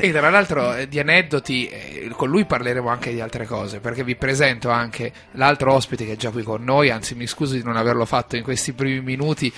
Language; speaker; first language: Italian; native; Italian